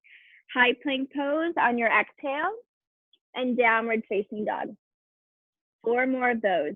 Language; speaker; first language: English; native; English